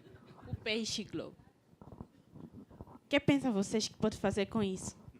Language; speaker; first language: Portuguese; non-native, fluent; Spanish